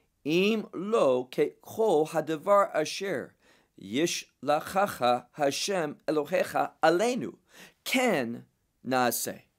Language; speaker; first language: Hebrew; non-native, fluent; English